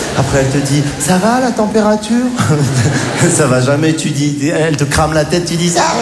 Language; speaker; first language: French; native; French